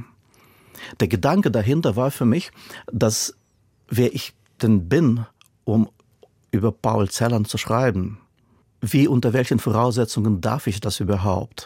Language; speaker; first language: German; non-native, fluent; Russian